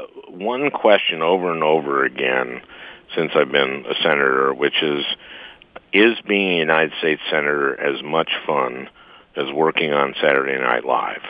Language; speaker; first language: English; native; English